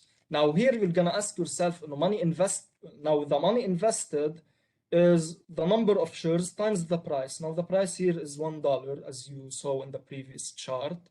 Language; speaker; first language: English; non-native, local second language; Arabic